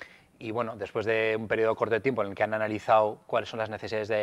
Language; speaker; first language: Spanish; native; Spanish